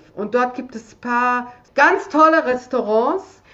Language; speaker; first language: German; native; German